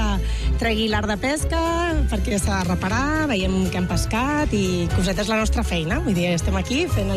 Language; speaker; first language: Catalan; native; Catalan